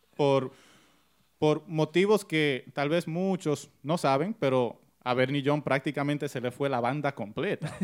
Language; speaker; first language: Spanish; early bilingual, heritage; Spanish